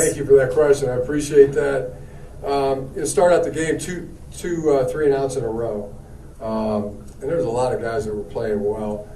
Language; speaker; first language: English; native; English